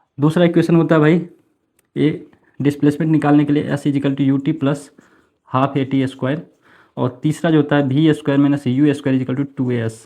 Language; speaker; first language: Hindi; native; Hindi